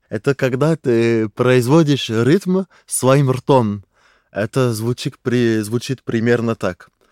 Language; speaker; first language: Russian; non-native, fluent; French